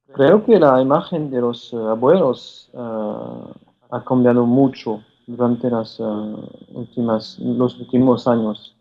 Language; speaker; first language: Spanish; non-native, fluent; French